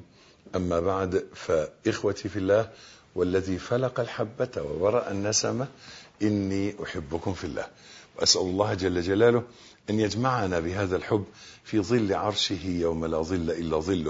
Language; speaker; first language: Arabic; native; Arabic